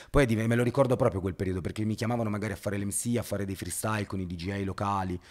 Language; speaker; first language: Italian; native; Italian